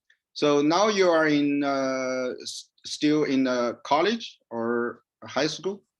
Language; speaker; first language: English; non-native, learner; Chinese